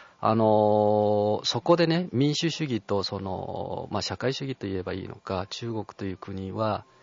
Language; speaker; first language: Japanese; non-native, fluent; Chinese